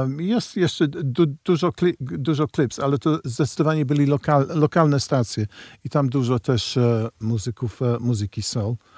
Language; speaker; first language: Polish; early bilingual, heritage; Polish